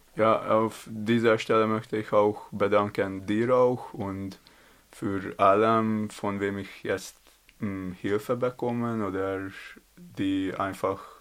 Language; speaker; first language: German; non-native, learner; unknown